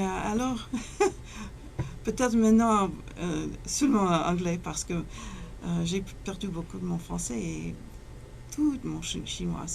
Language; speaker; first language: French; non-native, fluent; English